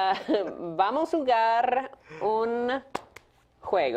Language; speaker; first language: Spanish; non-native, learner; English